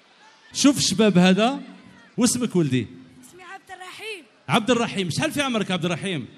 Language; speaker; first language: Arabic; native; Arabic